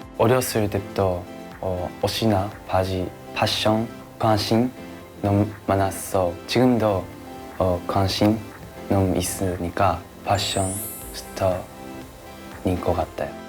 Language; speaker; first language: Korean; non-native, learner; Japanese